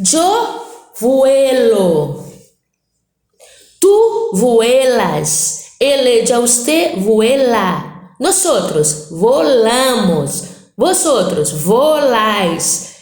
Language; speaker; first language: Spanish; non-native, fluent; Portuguese